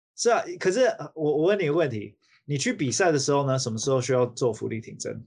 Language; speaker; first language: Chinese; early bilingual, heritage; Chinese